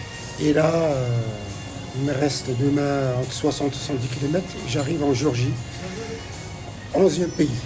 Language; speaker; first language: French; non-native, local second language; Arabic